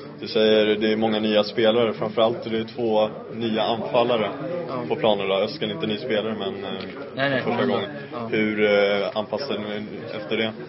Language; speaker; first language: Swedish; native; Swedish